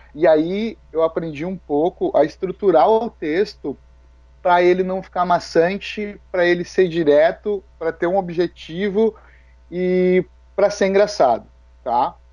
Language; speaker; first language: Portuguese; native; Portuguese